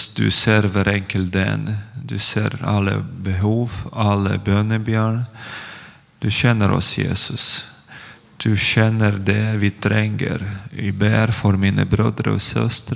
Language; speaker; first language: Norwegian; non-native, fluent; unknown